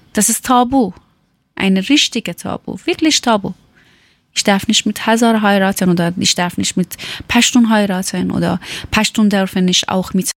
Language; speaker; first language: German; non-native, learner; Persian